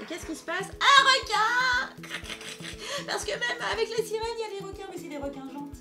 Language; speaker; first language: French; native; French